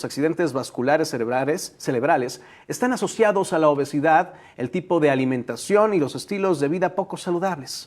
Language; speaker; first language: Spanish; native; Spanish